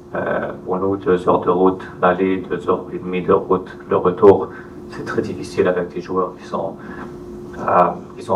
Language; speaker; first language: French; non-native, fluent; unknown